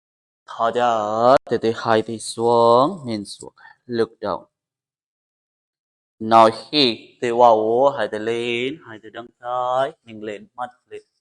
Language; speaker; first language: Vietnamese; non-native, learner; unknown